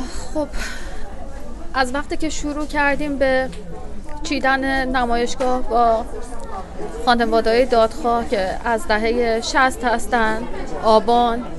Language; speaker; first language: Persian; native; Persian